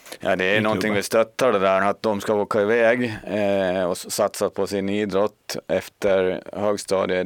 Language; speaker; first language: Swedish; native; Swedish